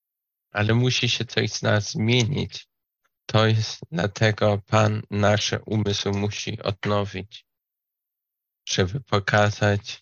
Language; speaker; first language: Polish; non-native, fluent; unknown